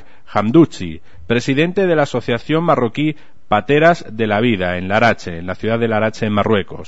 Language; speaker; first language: Spanish; native; Spanish